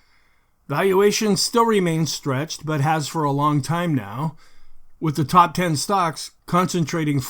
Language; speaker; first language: English; native; English